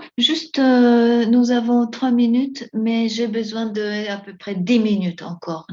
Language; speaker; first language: French; non-native, fluent; Spanish